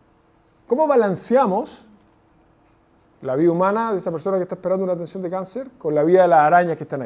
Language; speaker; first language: Spanish; native; Spanish